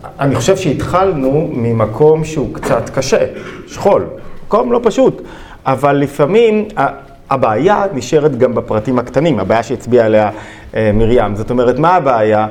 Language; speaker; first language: Hebrew; native; Hebrew